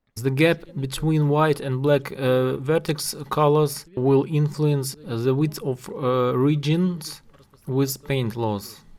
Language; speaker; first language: English; non-native, learner; Russian